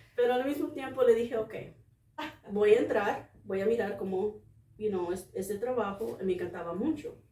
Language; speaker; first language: Spanish; early bilingual, other home language; English